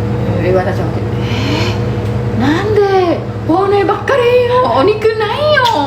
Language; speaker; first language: Japanese; non-native, learner; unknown